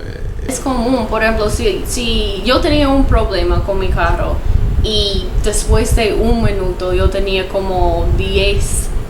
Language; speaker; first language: Spanish; non-native, learner; English